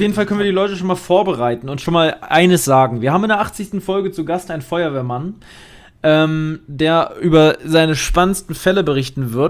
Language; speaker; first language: German; native; German